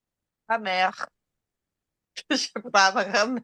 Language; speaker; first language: French; non-native, fluent; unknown